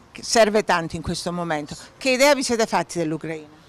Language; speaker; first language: Italian; native; Italian